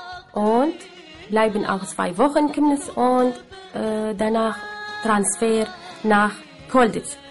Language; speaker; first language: German; non-native, learner; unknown